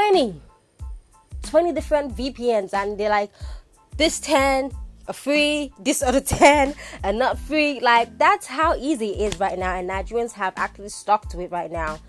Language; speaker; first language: English; non-native, local second language; Igbo